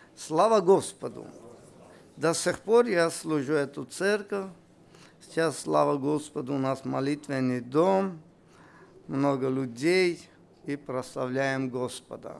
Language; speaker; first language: Russian; non-native, local second language; Armenian